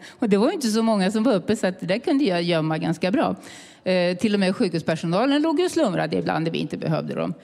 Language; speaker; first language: Swedish; native; Swedish